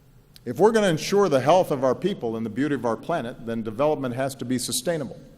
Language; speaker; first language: English; native; English